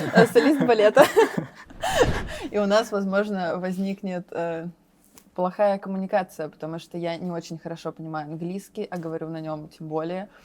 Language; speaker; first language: Russian; native; Russian